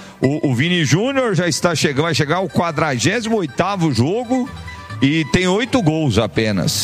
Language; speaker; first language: Portuguese; native; Portuguese